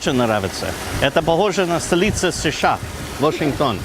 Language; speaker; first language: Russian; non-native, fluent; English